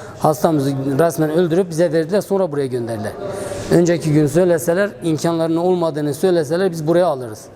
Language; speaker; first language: Turkish; non-native, local second language; Kurdish